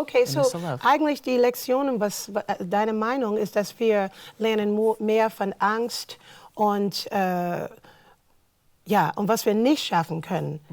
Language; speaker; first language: German; non-native, fluent; English